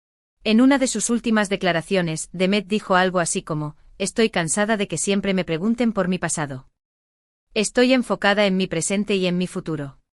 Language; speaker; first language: Spanish; native; Spanish